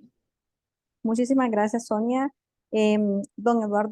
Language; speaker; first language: Spanish; native; Spanish